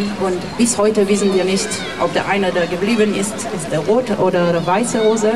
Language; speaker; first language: German; non-native, fluent; Hebrew